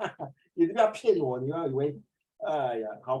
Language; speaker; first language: Chinese; native; Chinese